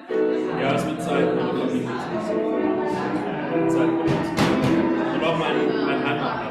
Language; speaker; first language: German; early bilingual, other home language; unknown